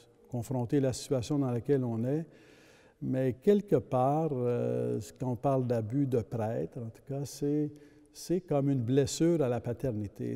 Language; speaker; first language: French; native; French